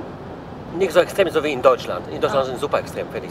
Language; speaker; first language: German; non-native, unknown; Polish